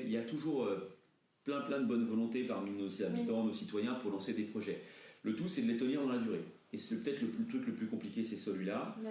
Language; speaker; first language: French; native; French